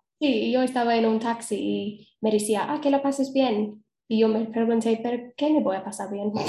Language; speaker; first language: Spanish; non-native, fluent; English